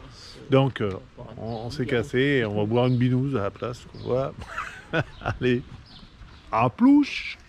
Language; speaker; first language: French; native; French